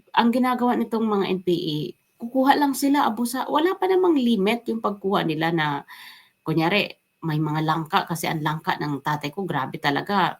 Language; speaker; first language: Filipino; non-native, local second language; Waray